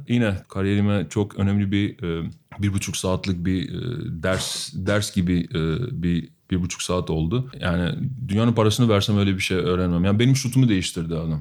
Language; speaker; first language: Turkish; non-native, fluent; Albanian